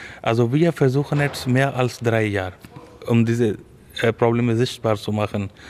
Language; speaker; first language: German; non-native, fluent; Urdu